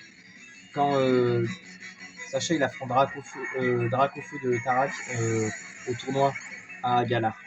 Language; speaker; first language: French; native; French